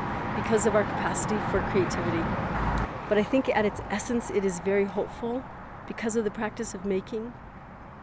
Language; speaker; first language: English; native; English